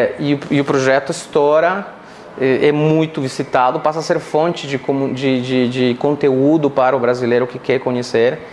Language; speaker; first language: Portuguese; non-native, fluent; Spanish